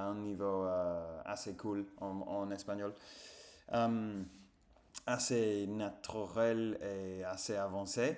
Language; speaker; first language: French; non-native, fluent; English